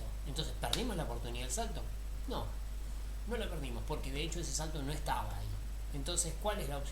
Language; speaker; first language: Spanish; native; Spanish